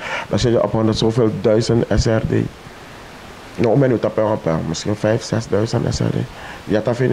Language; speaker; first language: Dutch; non-native, local second language; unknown